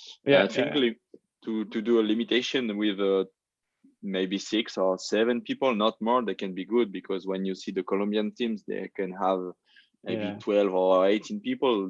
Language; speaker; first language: English; non-native, learner; French